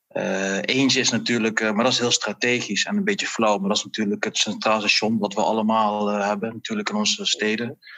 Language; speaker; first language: Dutch; native; Dutch